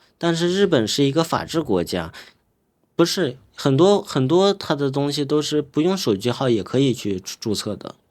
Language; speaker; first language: Chinese; native; Chinese